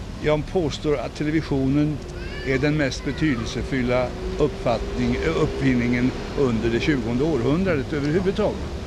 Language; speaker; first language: Swedish; native; Swedish